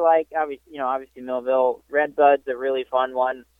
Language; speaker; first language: English; native; English